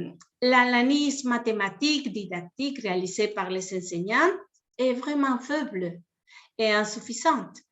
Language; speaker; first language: French; non-native, fluent; Spanish